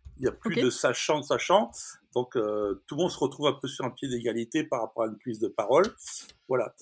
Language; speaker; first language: French; native; French